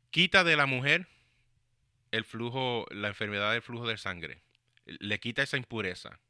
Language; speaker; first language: Spanish; early bilingual, heritage; Spanish